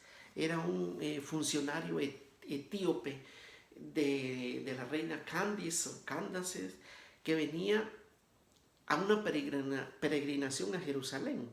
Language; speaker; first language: Spanish; native; Spanish